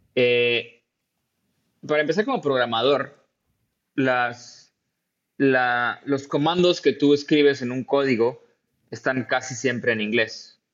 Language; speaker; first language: Spanish; native; Spanish